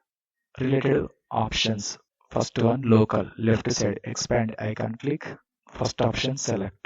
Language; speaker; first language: English; non-native, learner; Telugu